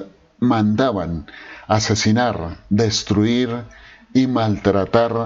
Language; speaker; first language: Spanish; native; Spanish